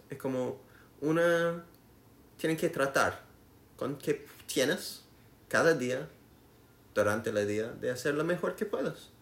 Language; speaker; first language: Spanish; non-native, learner; English